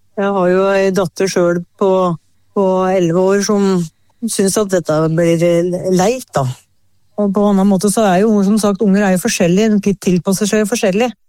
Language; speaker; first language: Norwegian; native; Norwegian